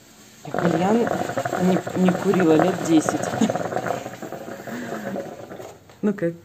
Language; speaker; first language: Russian; native; Russian